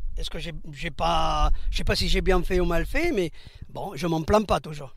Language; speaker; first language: French; early bilingual, other home language; Spanish